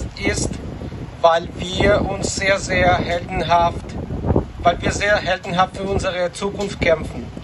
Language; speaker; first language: German; non-native, fluent; Ukrainian